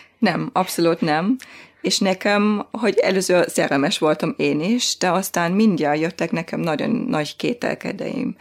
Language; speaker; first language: Hungarian; non-native, fluent; German